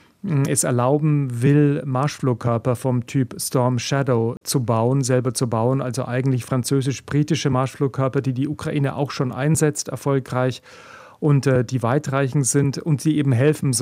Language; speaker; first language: German; native; German